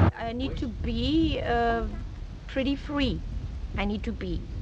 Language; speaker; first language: English; non-native, fluent; German